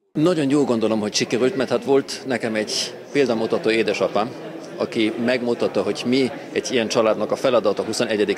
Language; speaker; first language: Hungarian; non-native, fluent; German